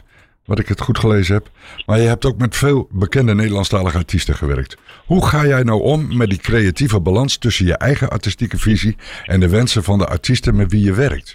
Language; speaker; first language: Dutch; native; Dutch